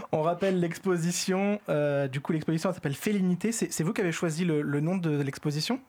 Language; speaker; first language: French; native; French